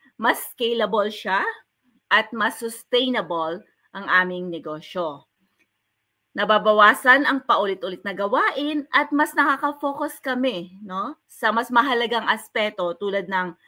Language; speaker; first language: Filipino; native; Filipino